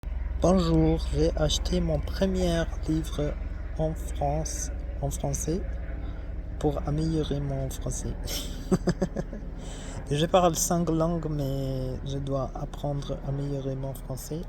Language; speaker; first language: French; non-native, learner; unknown